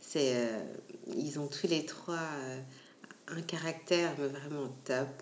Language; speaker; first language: French; native; French